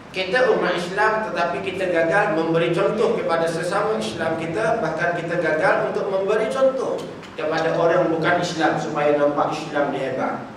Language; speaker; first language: Malay; non-native, local second language; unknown